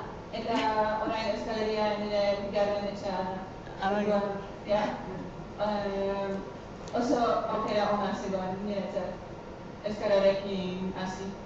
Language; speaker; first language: Basque; non-native, learner; Polish